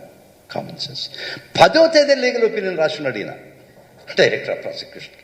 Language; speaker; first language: Telugu; native; Telugu